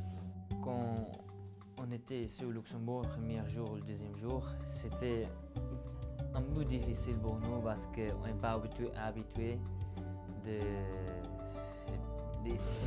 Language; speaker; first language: French; non-native, learner; Arabic